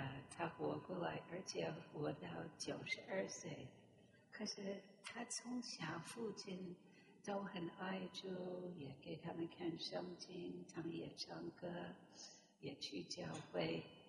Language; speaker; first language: Chinese; non-native, fluent; English